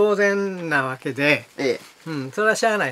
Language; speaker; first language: Japanese; native; Japanese